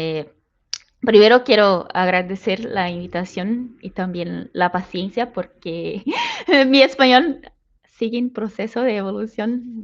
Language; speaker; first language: Spanish; non-native, fluent; Portuguese